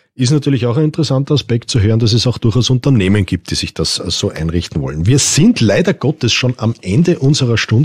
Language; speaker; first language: German; native; German